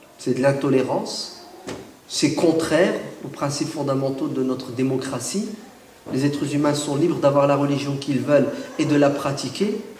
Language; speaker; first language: French; early bilingual, other home language; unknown